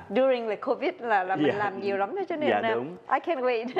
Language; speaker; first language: Vietnamese; native; Vietnamese